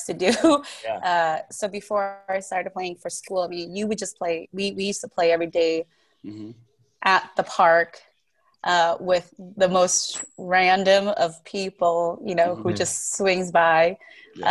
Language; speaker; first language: English; native; English